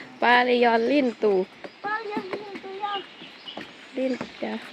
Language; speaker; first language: Finnish; non-native, learner; Thai